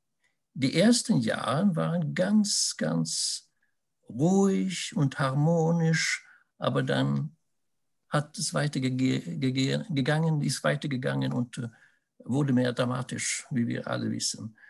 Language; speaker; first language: German; non-native, fluent; Swedish